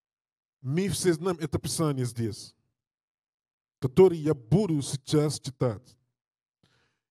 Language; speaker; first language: Russian; non-native, learner; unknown